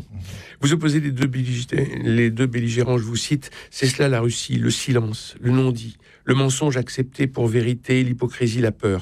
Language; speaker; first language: French; native; French